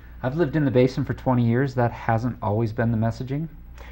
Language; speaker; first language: English; native; English